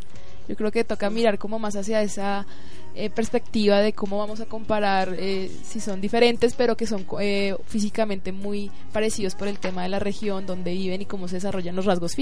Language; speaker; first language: Spanish; native; Spanish